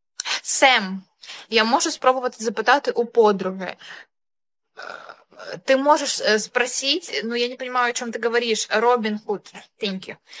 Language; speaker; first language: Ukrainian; non-native, local second language; Russian